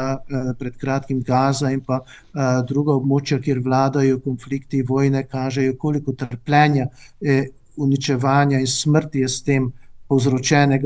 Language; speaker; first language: Slovenian; native; Slovenian